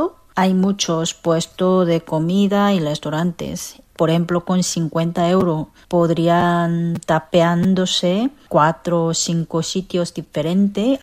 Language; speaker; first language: Spanish; non-native, fluent; Korean